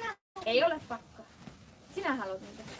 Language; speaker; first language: Finnish; native; Finnish